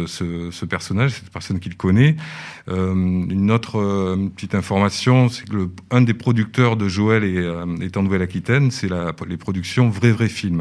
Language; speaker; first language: French; native; French